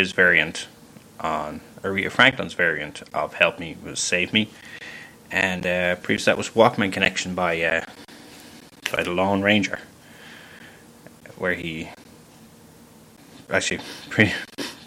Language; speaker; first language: English; native; English